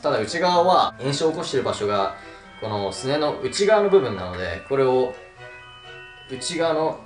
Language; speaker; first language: Japanese; native; Japanese